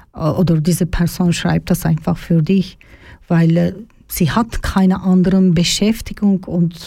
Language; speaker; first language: German; non-native, learner; Turkish